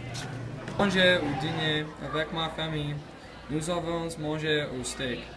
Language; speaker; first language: French; non-native, learner; English